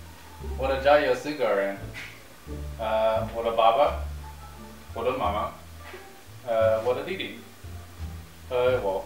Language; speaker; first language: Chinese; non-native, learner; English